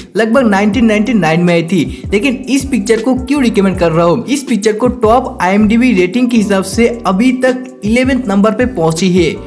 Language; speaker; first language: Hindi; non-native, local second language; Bangla